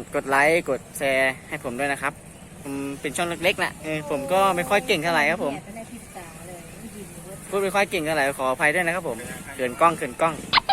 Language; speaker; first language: Thai; native; Thai